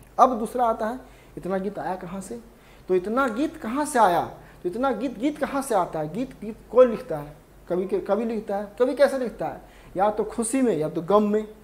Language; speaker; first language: Hindi; native; Hindi